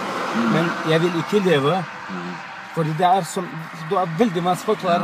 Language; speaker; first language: Norwegian; non-native, learner; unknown